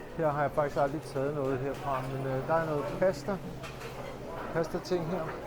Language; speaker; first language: Danish; early bilingual, other home language; Urdu